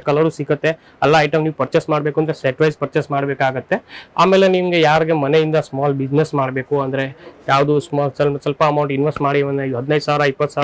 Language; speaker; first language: Kannada; non-native, fluent; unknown